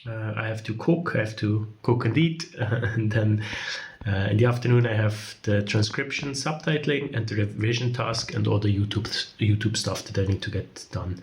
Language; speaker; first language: English; non-native, fluent; German